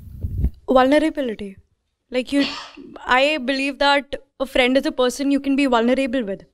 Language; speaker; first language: English; non-native, local second language; Hindi